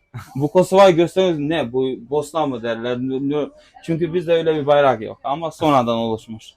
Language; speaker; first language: Turkish; non-native, fluent; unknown